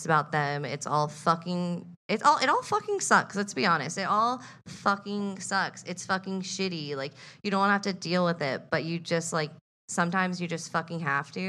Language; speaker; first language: English; native; English